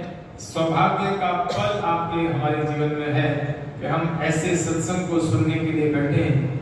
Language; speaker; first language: Hindi; native; Hindi